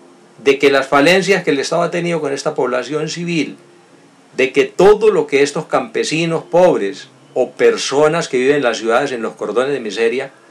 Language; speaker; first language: Spanish; native; Spanish